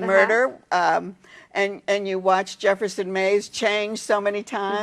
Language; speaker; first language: English; native; English